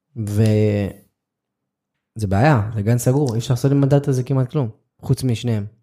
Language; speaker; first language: Hebrew; native; Hebrew